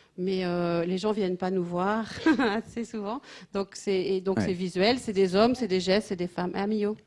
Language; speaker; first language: French; native; French